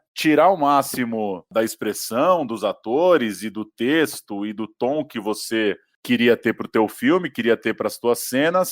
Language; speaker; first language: Portuguese; native; Portuguese